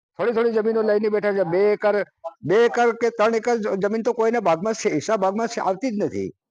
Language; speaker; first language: Gujarati; non-native, local second language; Bhili